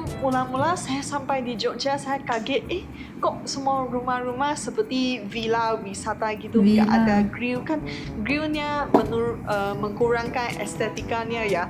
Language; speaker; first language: Indonesian; non-native, fluent; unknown